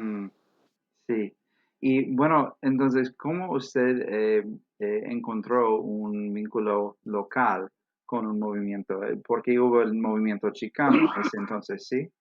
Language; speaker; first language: Spanish; non-native, fluent; English